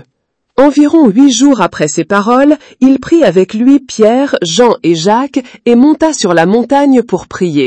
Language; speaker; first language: French; native; French